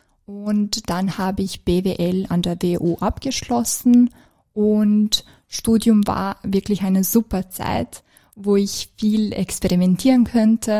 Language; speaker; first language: German; non-native, fluent; Serbian